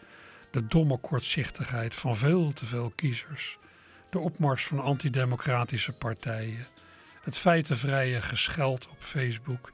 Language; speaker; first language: Dutch; native; Dutch